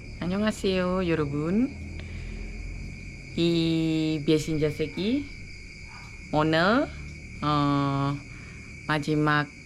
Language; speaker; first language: Korean; non-native, learner; Indonesian